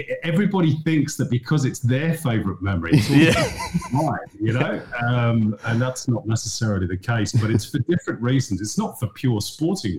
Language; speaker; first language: English; native; English